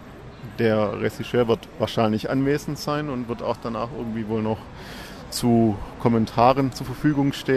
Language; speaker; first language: German; native; German